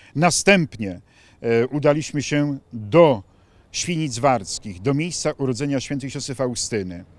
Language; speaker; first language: Polish; native; Polish